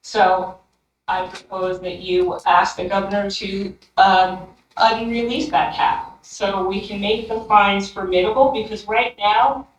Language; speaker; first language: English; native; English